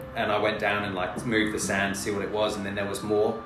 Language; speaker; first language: English; native; English